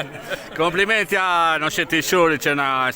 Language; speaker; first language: Italian; native; Italian